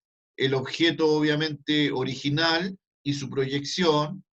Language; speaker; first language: Spanish; native; Spanish